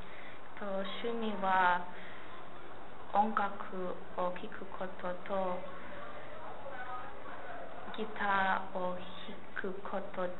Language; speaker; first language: Japanese; non-native, learner; English